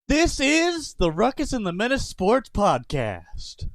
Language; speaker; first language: English; native; English